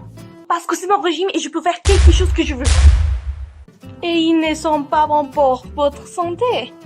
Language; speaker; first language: French; non-native, learner; Spanish